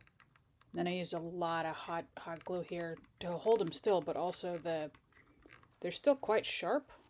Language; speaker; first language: English; native; English